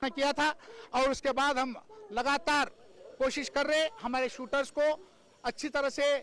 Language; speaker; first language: Hindi; non-native, local second language; Kannada